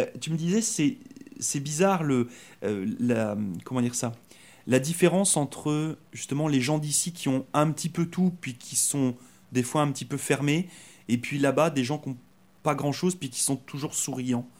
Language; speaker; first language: French; native; French